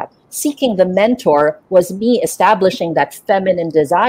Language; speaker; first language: English; non-native, local second language; Filipino